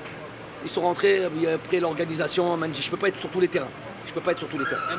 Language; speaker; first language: French; native; French